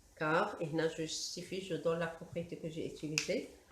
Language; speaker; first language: French; non-native, local second language; Arabic